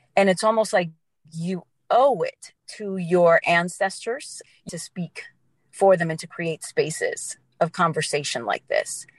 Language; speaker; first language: English; native; English